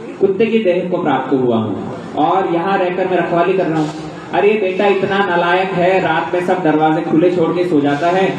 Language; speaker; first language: Hindi; native; Hindi